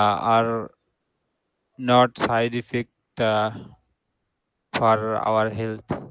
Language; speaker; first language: English; non-native, learner; Bangla